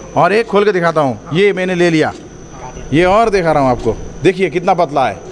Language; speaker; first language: Hindi; non-native, fluent; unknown